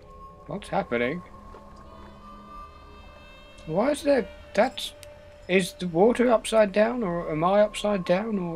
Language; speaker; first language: English; native; English